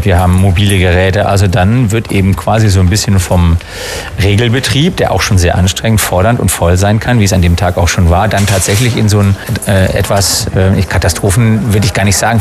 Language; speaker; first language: German; native; German